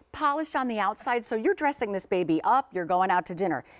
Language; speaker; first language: English; native; English